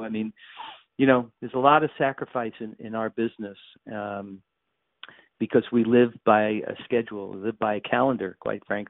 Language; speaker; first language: English; native; English